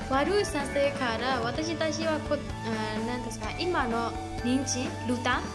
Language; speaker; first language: Japanese; non-native, learner; Burmese